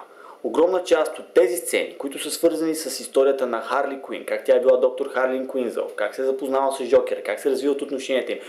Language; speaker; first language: Bulgarian; native; Bulgarian